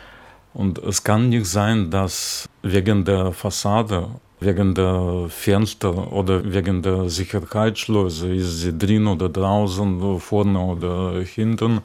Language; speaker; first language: German; non-native, fluent; Russian